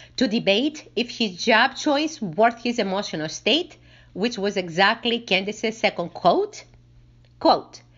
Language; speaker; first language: English; non-native, fluent; Greek